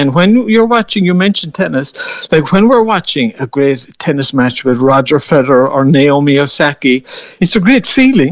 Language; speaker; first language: English; native; English